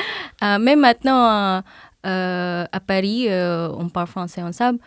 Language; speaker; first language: French; non-native, fluent; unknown